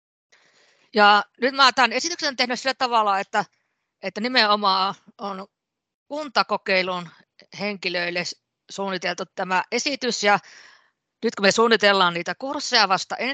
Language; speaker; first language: Finnish; native; Finnish